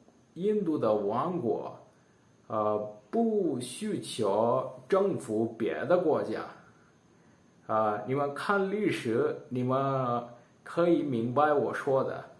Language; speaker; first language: Chinese; non-native, learner; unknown